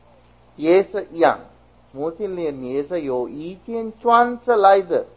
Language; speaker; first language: Chinese; non-native, fluent; Sinhala